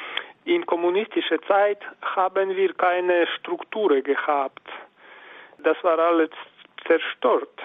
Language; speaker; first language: German; non-native, fluent; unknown